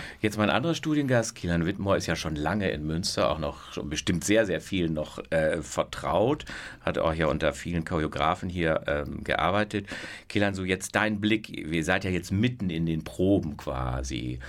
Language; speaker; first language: German; native; German